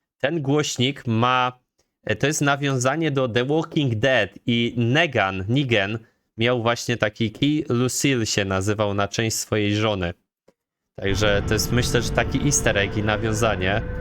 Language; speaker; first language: Polish; native; Polish